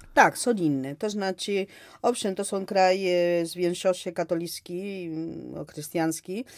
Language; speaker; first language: Polish; non-native, fluent; Spanish